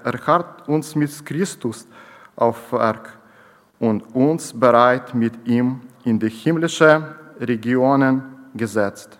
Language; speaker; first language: German; non-native, learner; Ukrainian